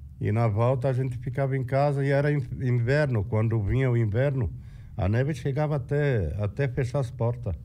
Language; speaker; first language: Portuguese; non-native, fluent; Arabic